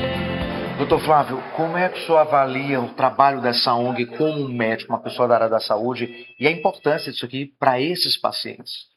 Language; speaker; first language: Portuguese; native; Portuguese